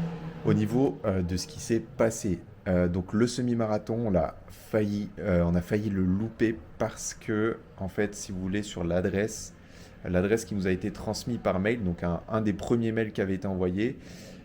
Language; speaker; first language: French; native; French